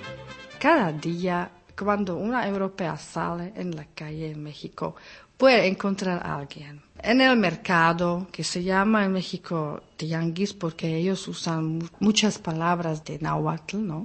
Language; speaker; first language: Spanish; non-native, fluent; Czech